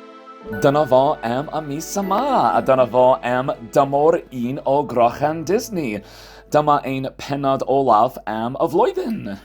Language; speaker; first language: Welsh; non-native, fluent; English